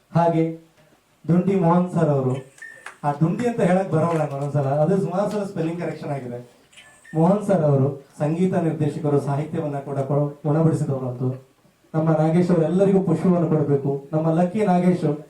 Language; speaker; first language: Kannada; native; Kannada